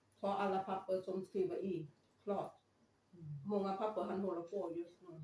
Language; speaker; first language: Swedish; non-native, learner; Thai